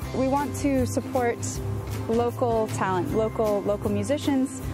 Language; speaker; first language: English; native; English